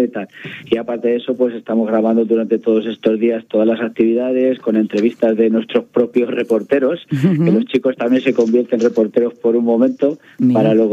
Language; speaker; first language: Spanish; native; Spanish